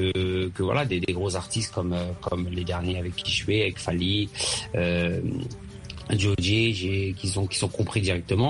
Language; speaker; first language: French; early bilingual, other home language; Arabic